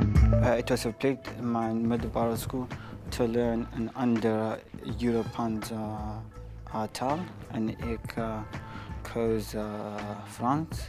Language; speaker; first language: Dutch; non-native, learner; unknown